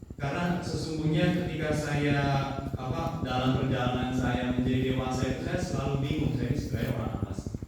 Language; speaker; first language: Indonesian; early bilingual, heritage; English